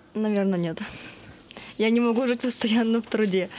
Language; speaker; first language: Russian; native; Russian